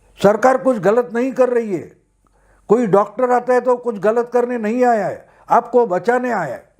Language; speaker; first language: Hindi; non-native, local second language; Marathi